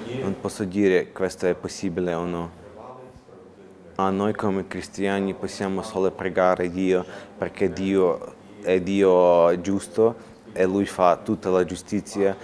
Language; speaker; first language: Italian; non-native, learner; Ukrainian